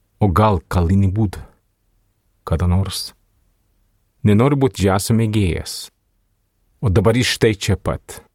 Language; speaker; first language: Lithuanian; non-native, fluent; Swedish